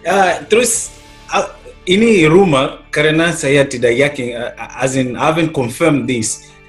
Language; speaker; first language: Indonesian; non-native, learner; English